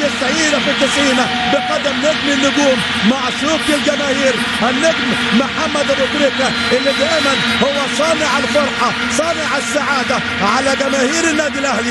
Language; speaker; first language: Arabic; native; Arabic